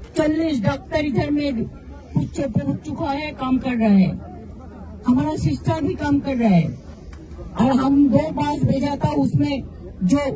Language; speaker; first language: Hindi; non-native, local second language; Bangla